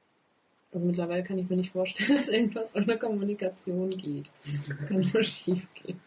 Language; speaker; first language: German; native; German